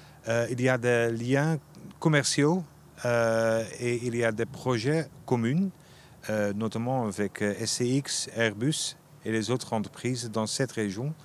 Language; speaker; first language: French; non-native, fluent; Dutch